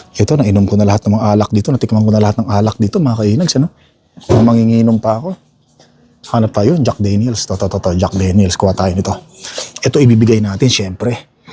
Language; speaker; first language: Filipino; native; Filipino